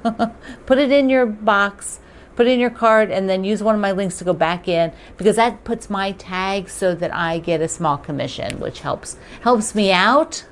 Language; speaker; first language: English; native; English